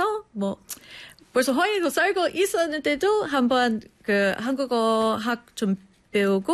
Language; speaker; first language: Korean; non-native, fluent; English